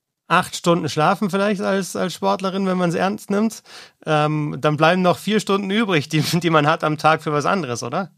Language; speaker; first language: German; native; German